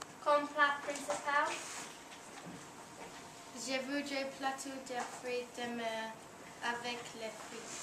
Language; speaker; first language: French; non-native, learner; English